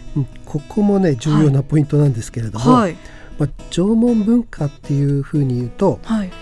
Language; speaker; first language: Japanese; native; Japanese